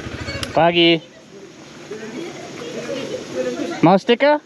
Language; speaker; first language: Indonesian; non-native, learner; English